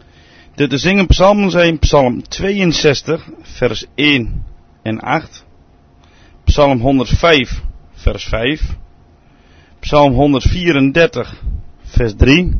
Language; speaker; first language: Dutch; native; Dutch